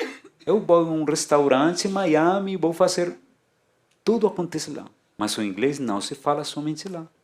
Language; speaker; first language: Portuguese; non-native, fluent; Spanish